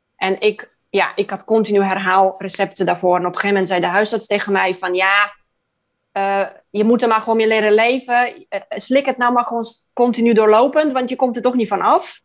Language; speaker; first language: Dutch; non-native, fluent; Polish